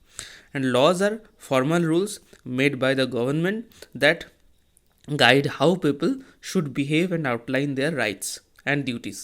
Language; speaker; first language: English; non-native, local second language; Hindi